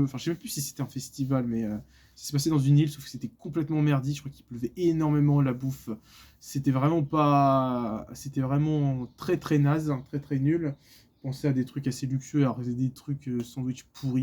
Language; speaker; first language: French; native; French